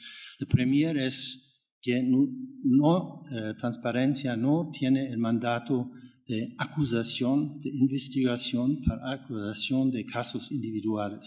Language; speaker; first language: Spanish; non-native, fluent; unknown